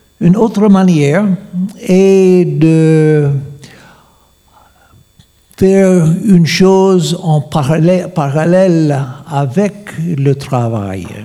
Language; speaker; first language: French; non-native, fluent; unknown